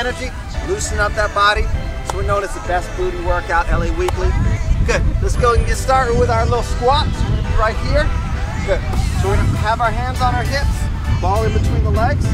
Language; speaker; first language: English; non-native, fluent; Portuguese